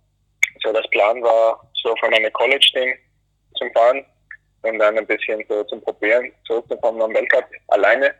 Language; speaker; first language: German; non-native, fluent; English